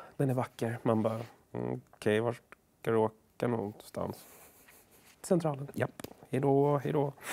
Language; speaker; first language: Swedish; early bilingual, other home language; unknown